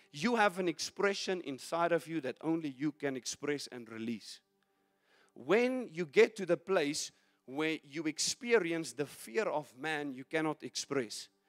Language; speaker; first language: English; non-native, local second language; Afrikaans